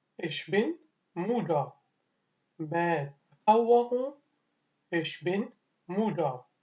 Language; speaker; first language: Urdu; native; Urdu